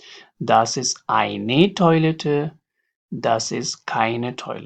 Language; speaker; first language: German; non-native, learner; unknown